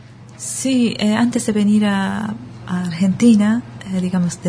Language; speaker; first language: Spanish; non-native, learner; Japanese